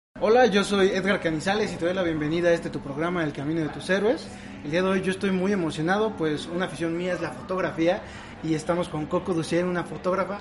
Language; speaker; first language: Spanish; native; Spanish